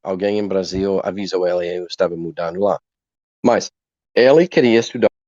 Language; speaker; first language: Portuguese; non-native, learner; English